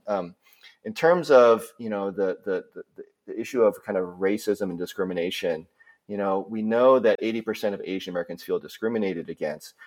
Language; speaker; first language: English; native; English